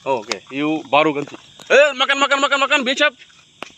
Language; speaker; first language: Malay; non-native, learner; Bangla